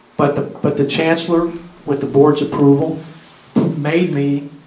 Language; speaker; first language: English; native; English